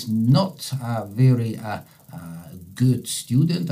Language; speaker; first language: English; non-native, fluent; Italian